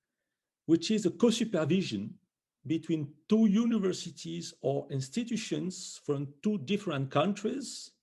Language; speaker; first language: English; non-native, fluent; French